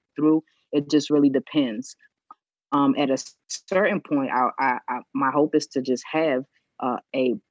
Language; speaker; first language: English; native; English